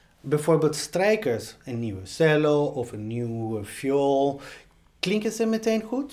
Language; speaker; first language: Dutch; non-native, fluent; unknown